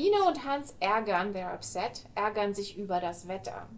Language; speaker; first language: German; non-native, fluent; English